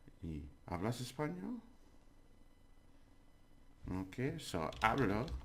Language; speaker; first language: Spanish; non-native, learner; English